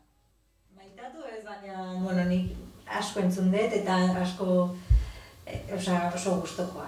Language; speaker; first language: Basque; non-native, local second language; Spanish